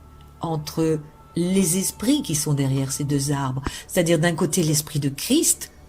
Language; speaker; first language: French; native; French